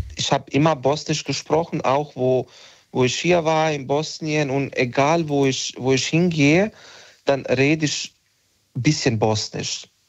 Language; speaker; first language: German; non-native, fluent; Bosnian